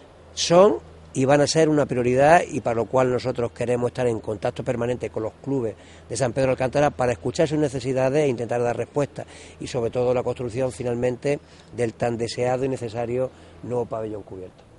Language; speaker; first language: Spanish; native; Spanish